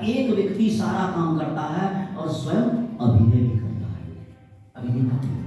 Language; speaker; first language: Hindi; native; Hindi